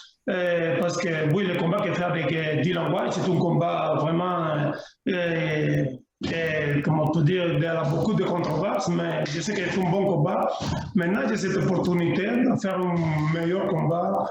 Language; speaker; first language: French; non-native, learner; Spanish